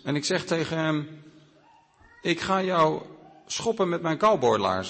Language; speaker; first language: Dutch; native; Dutch